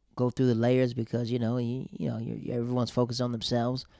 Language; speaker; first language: English; native; English